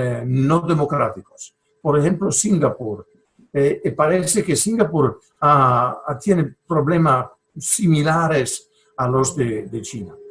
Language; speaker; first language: Spanish; non-native, fluent; Italian